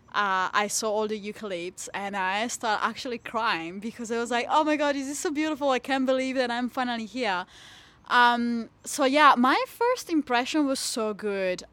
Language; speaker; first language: English; non-native, fluent; Italian